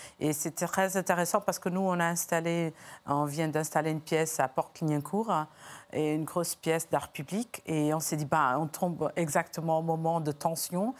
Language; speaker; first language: French; non-native, fluent; Portuguese